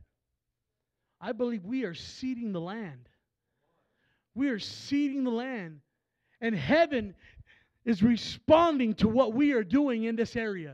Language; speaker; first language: English; native; English